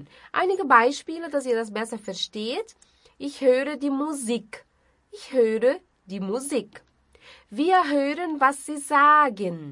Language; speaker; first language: German; non-native, fluent; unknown